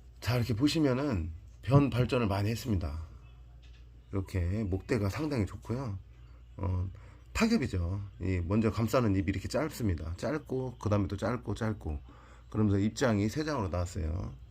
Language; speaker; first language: Korean; native; Korean